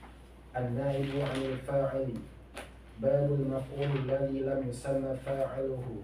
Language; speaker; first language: Arabic; non-native, learner; Indonesian